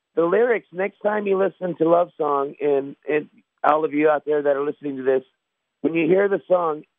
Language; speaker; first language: English; native; English